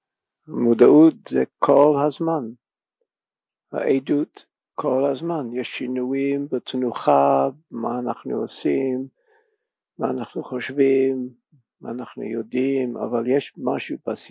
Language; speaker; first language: Hebrew; non-native, fluent; English